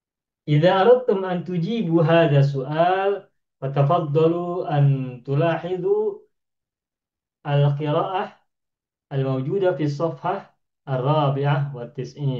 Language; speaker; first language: Arabic; non-native, fluent; Indonesian